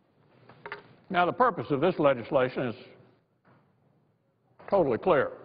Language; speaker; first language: English; native; English